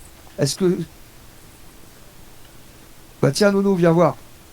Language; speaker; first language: French; native; French